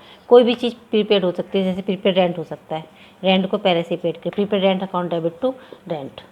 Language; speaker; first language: Hindi; native; Hindi